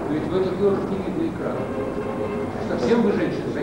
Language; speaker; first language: Russian; native; Russian